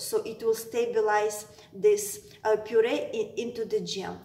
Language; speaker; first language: English; non-native, fluent; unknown